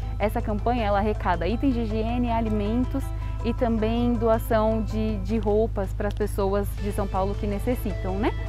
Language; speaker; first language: Portuguese; native; Portuguese